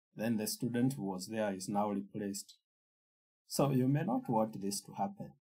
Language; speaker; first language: English; non-native, local second language; Kikuyu